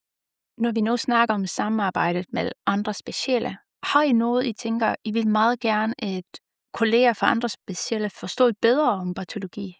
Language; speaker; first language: Danish; non-native, fluent; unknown